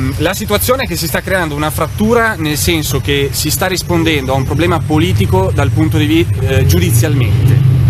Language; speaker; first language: Italian; non-native, fluent; Catalan